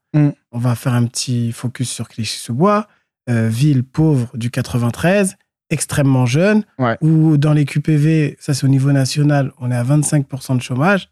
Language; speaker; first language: French; native; French